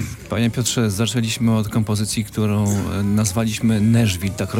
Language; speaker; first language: Polish; native; Polish